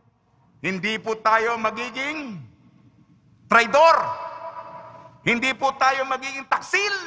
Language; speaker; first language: Filipino; native; Filipino